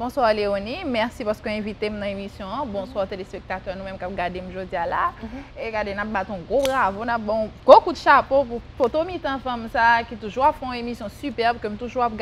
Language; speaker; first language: French; non-native, local second language; Haitian Creole